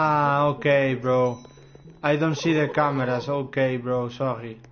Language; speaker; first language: English; non-native, learner; Romanian